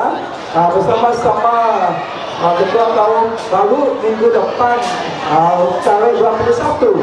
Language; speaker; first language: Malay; non-native, local second language; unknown